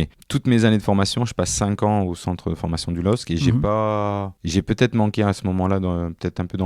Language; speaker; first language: French; native; French